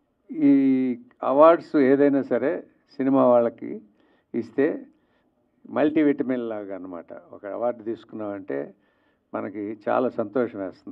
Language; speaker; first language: Telugu; native; Telugu